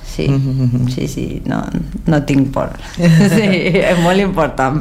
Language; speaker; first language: Catalan; non-native, learner; Spanish